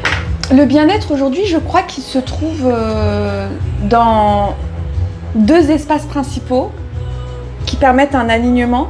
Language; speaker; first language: French; native; French